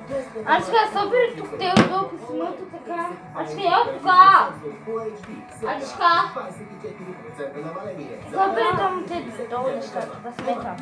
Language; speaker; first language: Bulgarian; early bilingual, heritage; Bulgarian